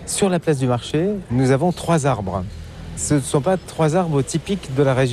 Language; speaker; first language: French; native; French